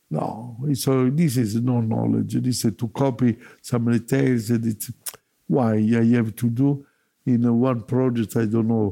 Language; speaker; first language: English; non-native, learner; Italian